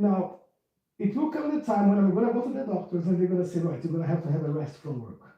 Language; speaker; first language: English; non-native, fluent; Portuguese